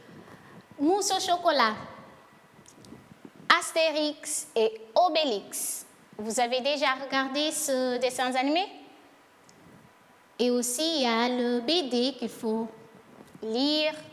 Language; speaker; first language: French; non-native, fluent; Portuguese